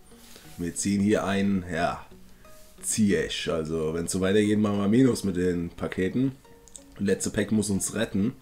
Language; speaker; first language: German; native; German